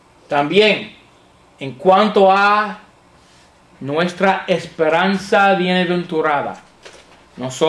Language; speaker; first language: Spanish; non-native, fluent; English